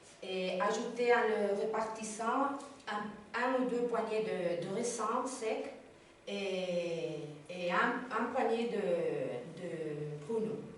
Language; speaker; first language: French; non-native, learner; Spanish